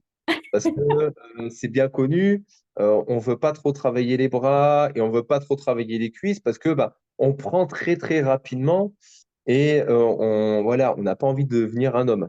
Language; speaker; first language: French; native; French